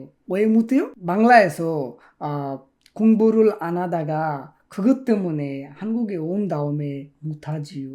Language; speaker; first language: Korean; non-native, fluent; Bangla